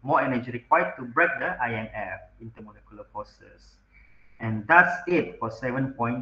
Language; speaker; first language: English; non-native, local second language; Malay